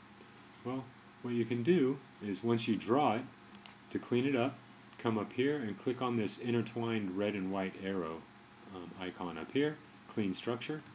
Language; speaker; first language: English; native; English